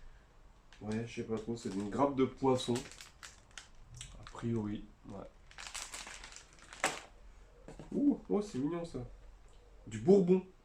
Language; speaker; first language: French; native; French